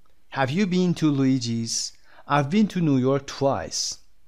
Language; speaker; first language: English; non-native, fluent; Persian